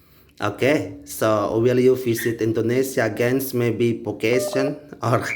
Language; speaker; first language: English; non-native, learner; Indonesian